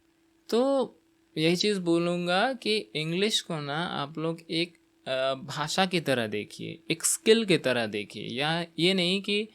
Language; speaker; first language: Hindi; non-native, local second language; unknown